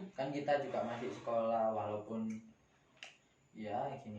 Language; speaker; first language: Indonesian; native; Indonesian